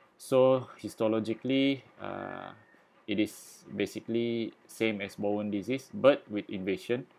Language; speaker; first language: English; non-native, local second language; Malay